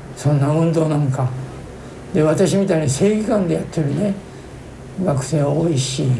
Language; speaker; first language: Japanese; native; Japanese